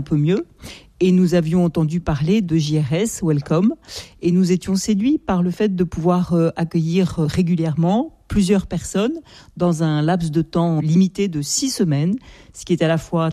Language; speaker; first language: French; native; French